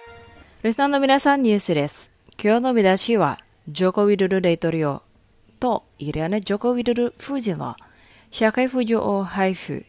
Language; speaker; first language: Japanese; non-native, fluent; Indonesian